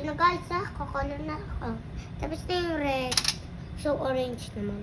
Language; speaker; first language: Filipino; native; Filipino